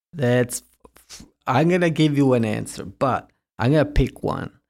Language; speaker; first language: English; early bilingual, heritage; Italian